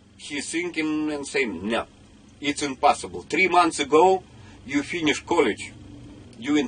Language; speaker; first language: English; non-native, learner; Russian